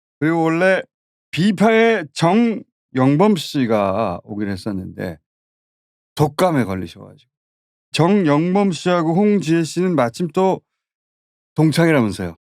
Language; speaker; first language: Korean; native; Korean